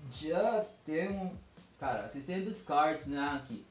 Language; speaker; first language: Portuguese; non-native, learner; Filipino